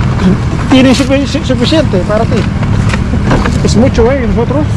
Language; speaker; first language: Spanish; non-native, learner; Filipino